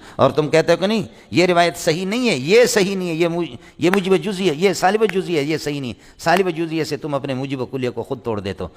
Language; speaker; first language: Urdu; non-native, local second language; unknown